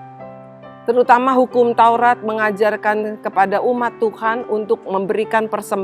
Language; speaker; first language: Indonesian; native; Indonesian